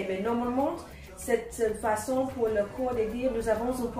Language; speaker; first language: French; non-native, learner; English